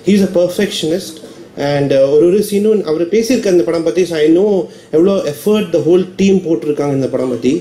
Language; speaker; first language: Tamil; non-native, fluent; Malayalam